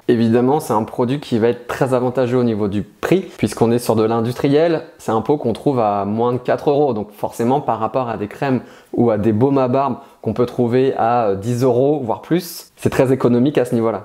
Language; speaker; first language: French; native; French